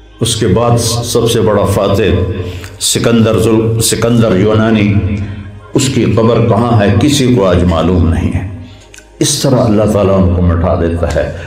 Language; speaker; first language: Urdu; non-native, local second language; Punjabi